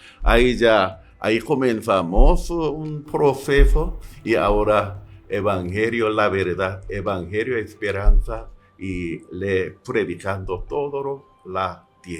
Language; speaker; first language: Spanish; non-native, learner; Korean